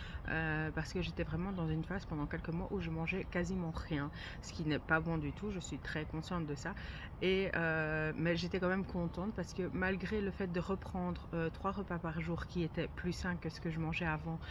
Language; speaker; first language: French; native; French